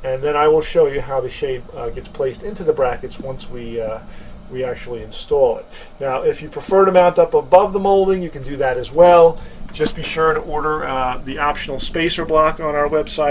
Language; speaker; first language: English; native; English